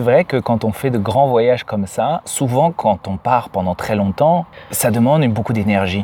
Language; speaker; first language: French; native; French